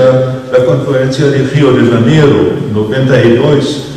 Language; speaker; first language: Spanish; non-native, fluent; German